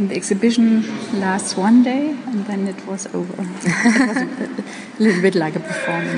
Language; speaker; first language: English; non-native, learner; German